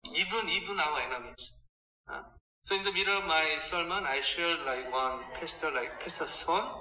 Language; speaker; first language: English; non-native, fluent; Korean